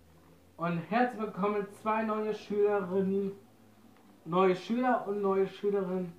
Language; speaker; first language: German; non-native, learner; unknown